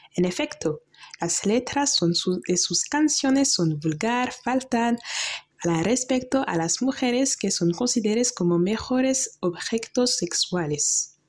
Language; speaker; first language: Spanish; non-native, learner; French